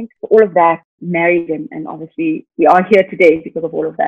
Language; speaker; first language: English; non-native, local second language; Xhosa